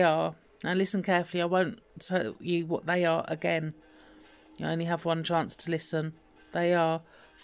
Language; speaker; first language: English; native; English